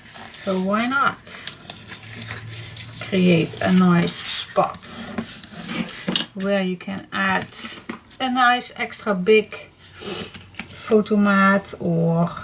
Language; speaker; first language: English; non-native, fluent; Dutch